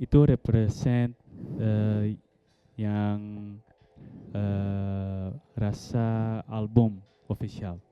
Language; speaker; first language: Indonesian; non-native, fluent; Dutch